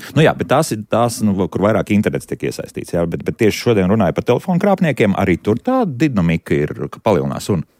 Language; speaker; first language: Latvian; native; Latvian